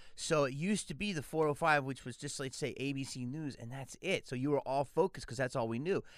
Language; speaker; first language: English; native; English